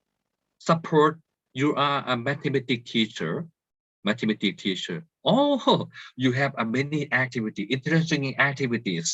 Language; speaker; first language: English; non-native, learner; Thai